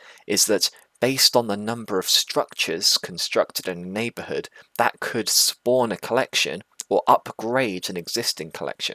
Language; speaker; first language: English; native; English